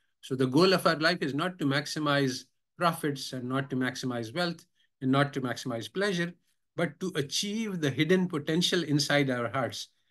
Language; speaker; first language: English; non-native, local second language; Urdu